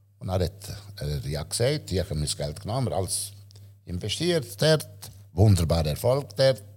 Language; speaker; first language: German; non-native, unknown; Italian